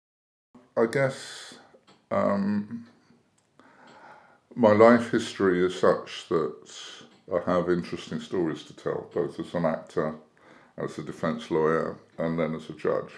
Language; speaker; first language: English; native; English